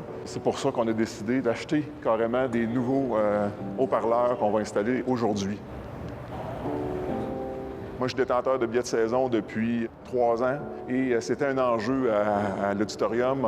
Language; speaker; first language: French; native; French